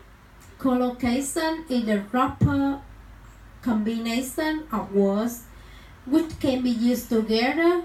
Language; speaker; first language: English; non-native, learner; Vietnamese